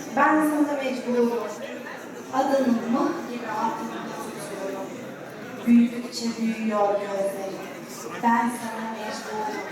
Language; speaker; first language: Turkish; non-native, learner; Arabic